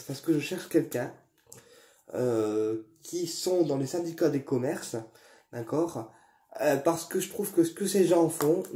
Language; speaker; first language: French; native; French